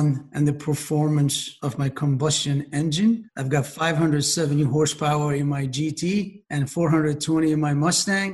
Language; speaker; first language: English; non-native, fluent; Persian